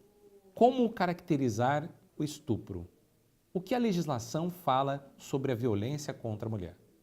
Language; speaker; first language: Portuguese; native; Portuguese